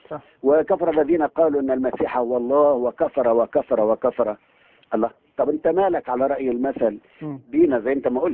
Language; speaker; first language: Arabic; native; Arabic